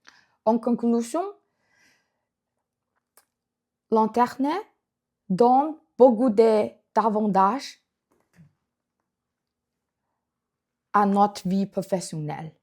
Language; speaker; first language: French; non-native, learner; Chinese